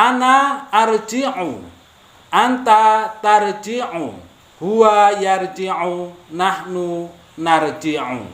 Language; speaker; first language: Arabic; non-native, fluent; Javanese